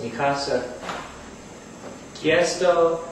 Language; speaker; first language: Spanish; non-native, learner; English